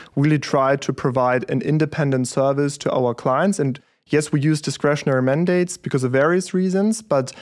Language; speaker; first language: English; early bilingual, other home language; German